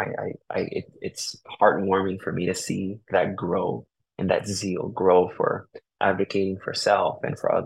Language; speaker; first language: English; early bilingual, other home language; Spanish